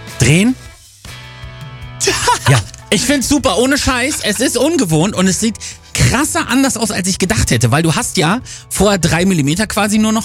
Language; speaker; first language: German; native; German